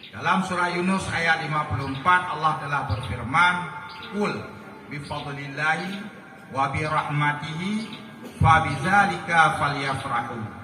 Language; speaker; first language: Malay; non-native, local second language; Achinese